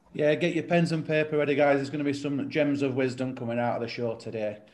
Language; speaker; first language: English; native; English